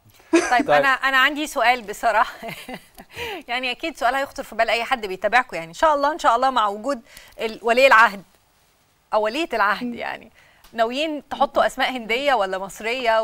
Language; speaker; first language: Arabic; native; Arabic